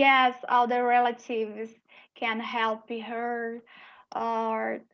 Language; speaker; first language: English; non-native, learner; Portuguese